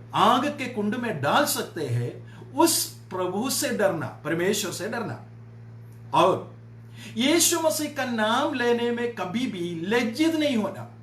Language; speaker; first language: Hindi; non-native, local second language; Malayalam